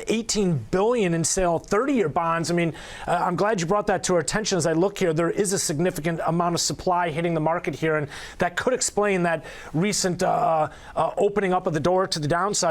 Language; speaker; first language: English; native; English